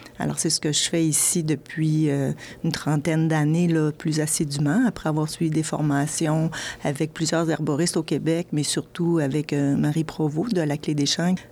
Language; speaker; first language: French; native; French